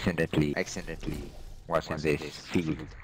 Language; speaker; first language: English; non-native, learner; German